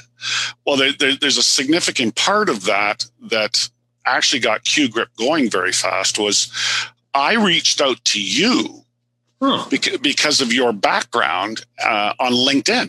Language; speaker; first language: English; native; English